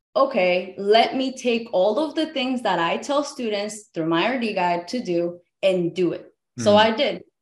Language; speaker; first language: English; early bilingual, other home language; Spanish